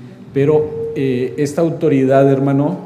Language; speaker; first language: Spanish; native; Spanish